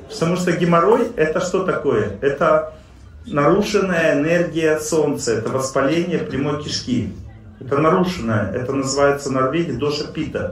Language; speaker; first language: Russian; native; Russian